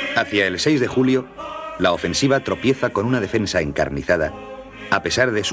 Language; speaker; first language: Spanish; native; Spanish